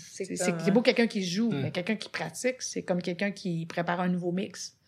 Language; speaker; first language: French; native; French